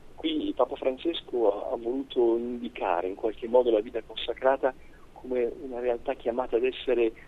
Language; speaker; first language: Italian; native; Italian